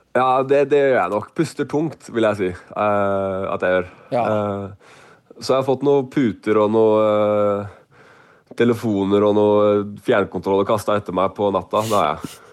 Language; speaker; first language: Norwegian; native; Norwegian